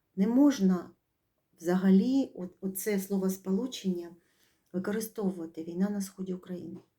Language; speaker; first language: Ukrainian; native; Ukrainian